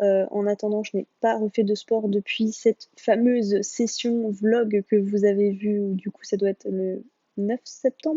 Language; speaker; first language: French; native; French